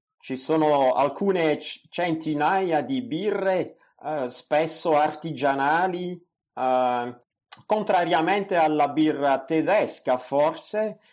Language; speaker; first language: Italian; non-native, fluent; Dutch